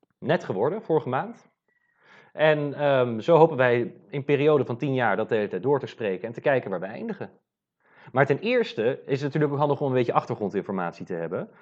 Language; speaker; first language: Dutch; native; Dutch